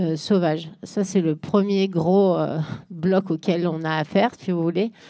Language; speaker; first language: French; native; French